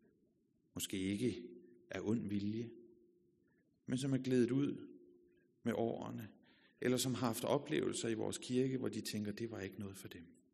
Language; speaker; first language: Danish; native; Danish